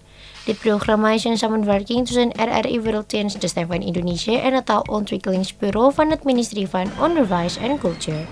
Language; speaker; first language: Dutch; non-native, learner; Indonesian